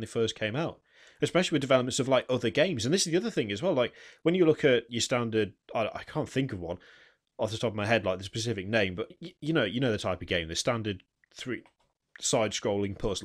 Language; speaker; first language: English; native; English